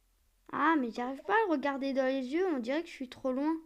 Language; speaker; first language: French; native; French